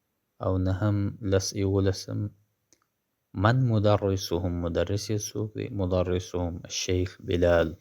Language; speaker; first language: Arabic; non-native, fluent; Pashto